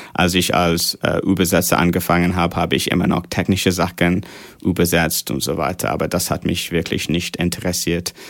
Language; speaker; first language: German; non-native, fluent; English